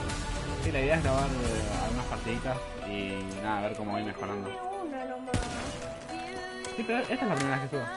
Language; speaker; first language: Spanish; native; Spanish